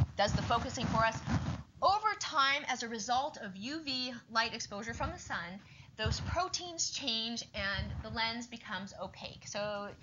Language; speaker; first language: English; native; English